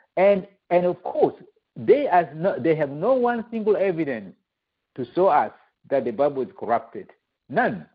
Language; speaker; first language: English; non-native, fluent; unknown